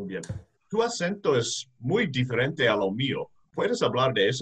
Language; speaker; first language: Spanish; non-native, learner; English